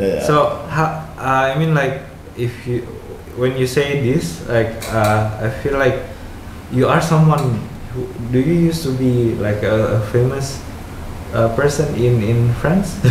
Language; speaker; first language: English; non-native, fluent; Indonesian